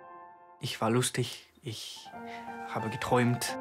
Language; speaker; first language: German; non-native, learner; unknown